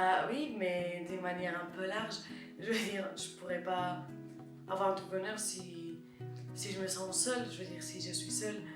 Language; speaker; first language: French; non-native, fluent; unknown